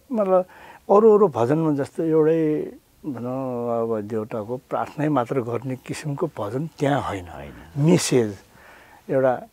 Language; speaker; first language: Nepali; non-native, local second language; Newari